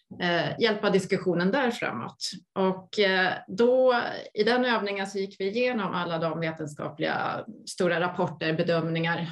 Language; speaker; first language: Swedish; native; Swedish